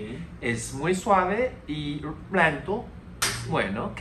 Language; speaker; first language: Spanish; non-native, learner; Chinese